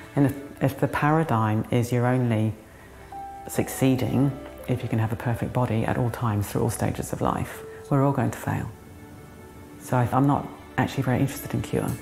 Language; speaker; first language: English; native; English